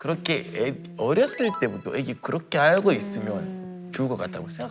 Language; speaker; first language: Korean; non-native, fluent; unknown